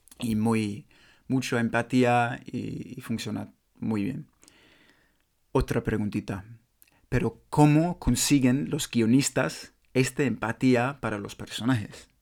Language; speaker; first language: Spanish; non-native, learner; English